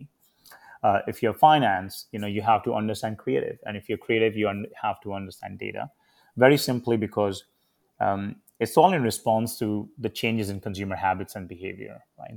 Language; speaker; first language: English; non-native, local second language; Hindi